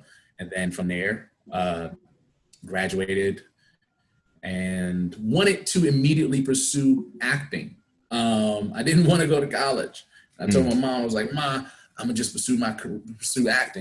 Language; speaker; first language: English; native; English